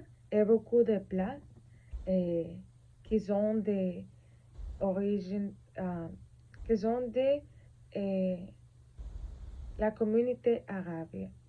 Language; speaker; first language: French; non-native, learner; Spanish